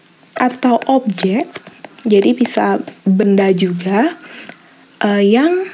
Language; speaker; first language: Indonesian; native; Indonesian